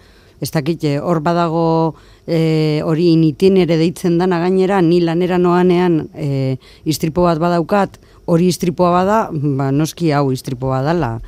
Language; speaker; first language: Basque; native; Basque